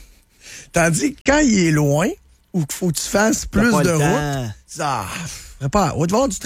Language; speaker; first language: French; native; French